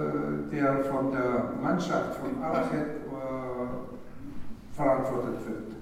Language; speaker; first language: German; non-native, fluent; Russian